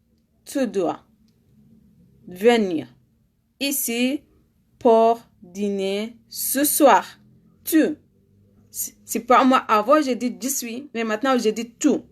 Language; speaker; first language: French; non-native, learner; Arabic